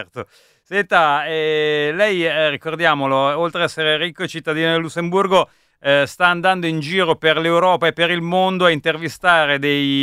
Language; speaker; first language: Italian; native; Italian